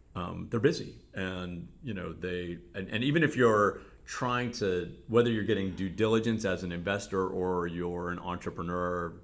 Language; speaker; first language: English; native; English